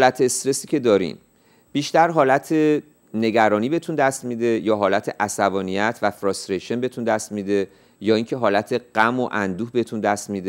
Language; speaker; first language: Persian; native; Persian